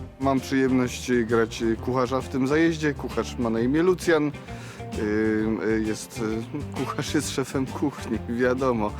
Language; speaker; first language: Polish; native; Polish